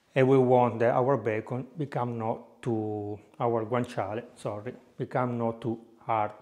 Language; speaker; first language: English; non-native, fluent; Italian